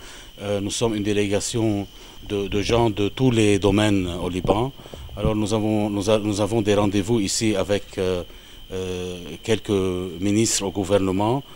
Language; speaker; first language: French; non-native, local second language; Arabic